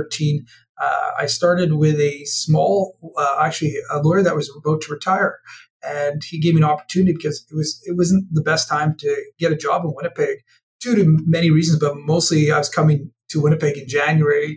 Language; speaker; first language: English; native; English